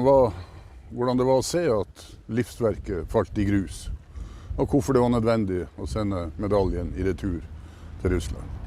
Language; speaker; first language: Norwegian; native; Norwegian